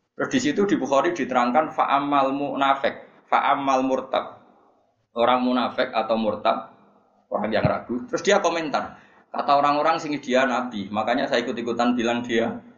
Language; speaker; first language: Indonesian; non-native, local second language; Javanese